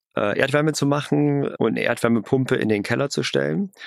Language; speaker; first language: German; native; German